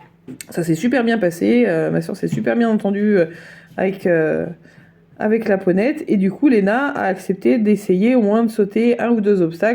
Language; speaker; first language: French; native; French